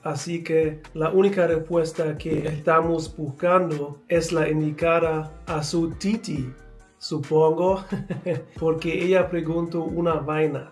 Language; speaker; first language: Spanish; non-native, fluent; English